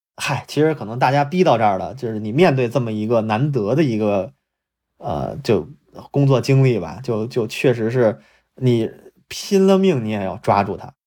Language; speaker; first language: Chinese; native; Chinese